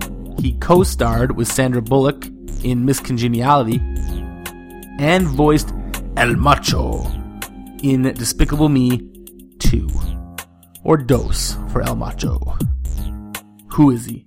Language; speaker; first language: English; native; English